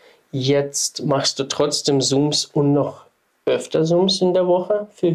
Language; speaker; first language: German; non-native, fluent; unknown